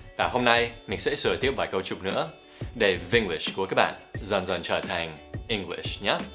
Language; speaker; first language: Vietnamese; non-native, fluent; English